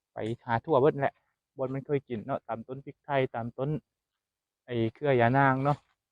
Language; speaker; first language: Thai; native; Thai